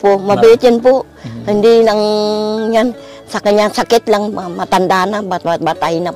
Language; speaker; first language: Filipino; non-native, learner; Vietnamese